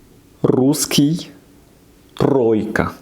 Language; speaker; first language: Russian; non-native, fluent; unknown